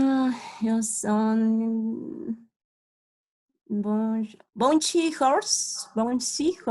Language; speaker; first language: English; non-native, learner; Spanish